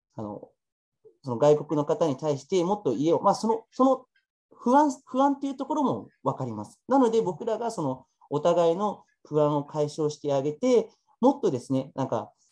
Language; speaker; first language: Japanese; early bilingual, other home language; Chinese